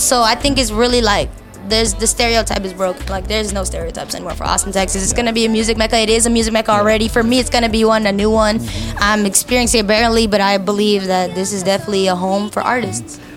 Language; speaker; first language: English; early bilingual, other home language; Spanish